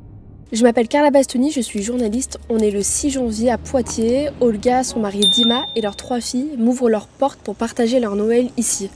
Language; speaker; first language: French; native; French